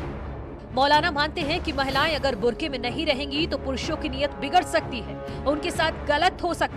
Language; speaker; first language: Hindi; native; Hindi